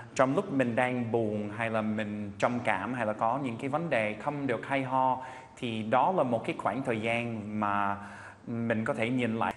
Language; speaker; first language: Vietnamese; non-native, fluent; English